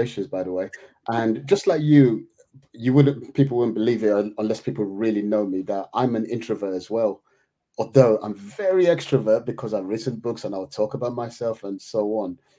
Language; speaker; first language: English; native; English